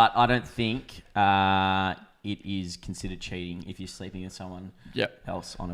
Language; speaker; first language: English; native; English